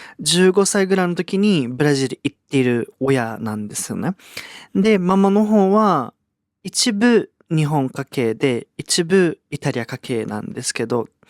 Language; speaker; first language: Japanese; early bilingual, other home language; Portuguese